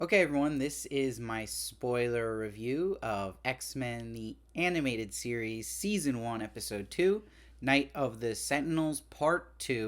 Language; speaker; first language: English; native; English